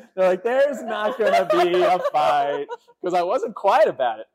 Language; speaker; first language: English; native; English